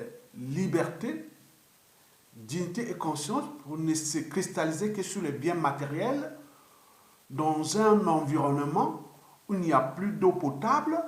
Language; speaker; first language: French; non-native, local second language; Lingala